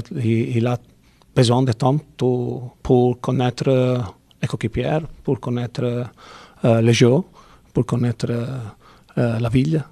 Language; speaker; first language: French; non-native, learner; Italian